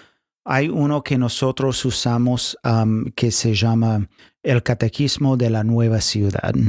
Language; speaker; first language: Spanish; non-native, fluent; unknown